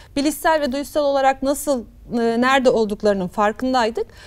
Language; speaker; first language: Turkish; native; Turkish